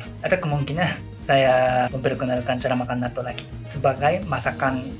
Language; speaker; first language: Indonesian; non-native, learner; Japanese